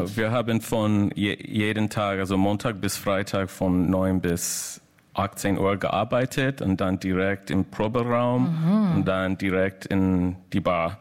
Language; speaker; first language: German; non-native, learner; English